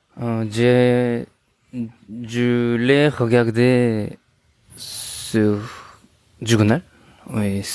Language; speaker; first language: French; non-native, learner; Korean